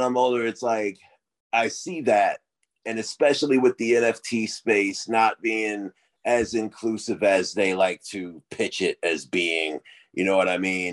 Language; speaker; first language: English; native; English